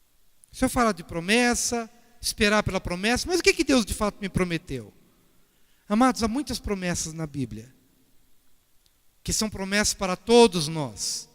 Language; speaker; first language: Portuguese; native; Portuguese